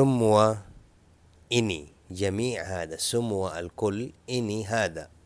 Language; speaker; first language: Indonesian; non-native, fluent; Arabic